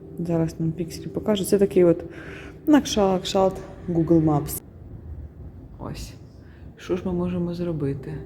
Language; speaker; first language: Ukrainian; native; Ukrainian